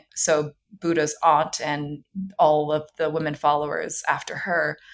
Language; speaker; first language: English; early bilingual, other home language; Chinese